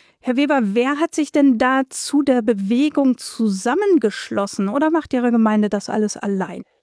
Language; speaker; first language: German; native; German